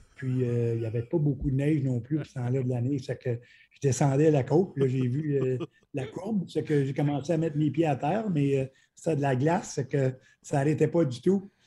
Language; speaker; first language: French; native; French